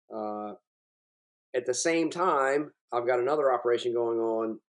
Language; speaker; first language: English; native; English